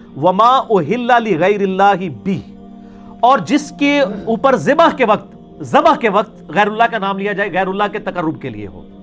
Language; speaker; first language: Urdu; non-native, local second language; Punjabi